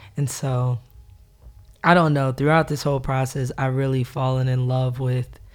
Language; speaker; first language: English; native; English